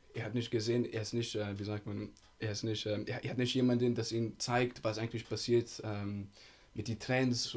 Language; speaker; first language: German; non-native, learner; Italian